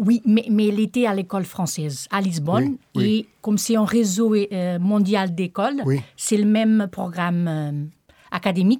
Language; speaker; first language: French; non-native, fluent; Portuguese